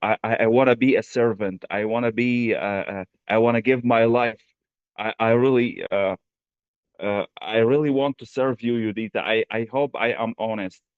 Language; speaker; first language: English; non-native, fluent; Arabic